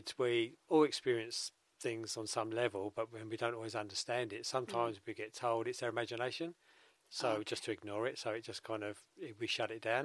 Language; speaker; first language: English; native; English